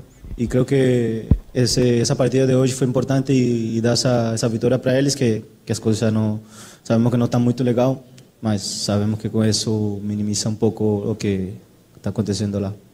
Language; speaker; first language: Portuguese; non-native, fluent; Spanish